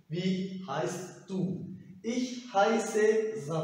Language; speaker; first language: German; non-native, learner; Turkish